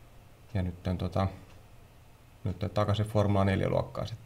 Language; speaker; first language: Finnish; native; Finnish